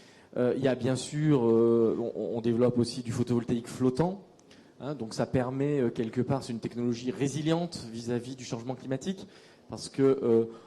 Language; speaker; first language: French; native; French